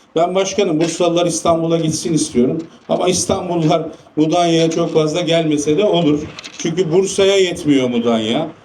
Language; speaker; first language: Turkish; native; Turkish